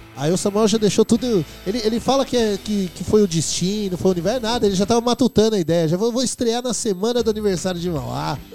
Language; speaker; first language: Portuguese; native; Portuguese